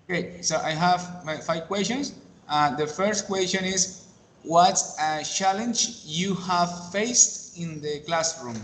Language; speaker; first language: English; non-native, learner; Spanish